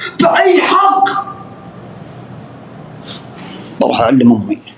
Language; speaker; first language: Arabic; native; Arabic